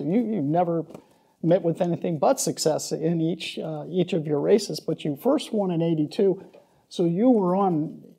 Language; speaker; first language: English; native; English